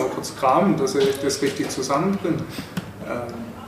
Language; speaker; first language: German; native; German